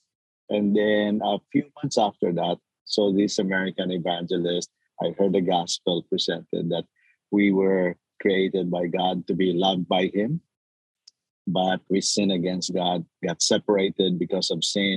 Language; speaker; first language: English; non-native, local second language; Cebuano